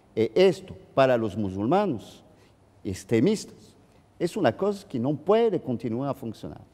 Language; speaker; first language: Spanish; non-native, fluent; French